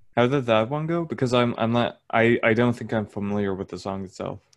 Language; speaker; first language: English; non-native, fluent; Turkish